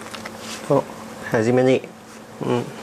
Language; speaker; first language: Japanese; non-native, learner; Vietnamese